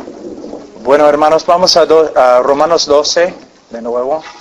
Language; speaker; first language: Spanish; non-native, fluent; English